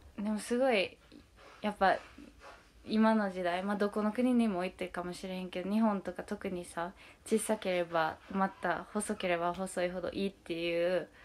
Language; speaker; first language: Japanese; native; Japanese